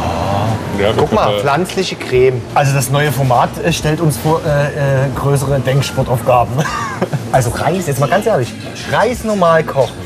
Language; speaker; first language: German; native; German